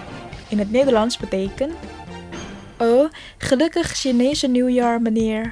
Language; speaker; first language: Dutch; non-native, learner; Indonesian